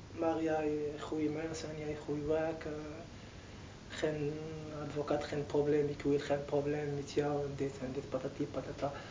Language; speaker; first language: Dutch; non-native, learner; Arabic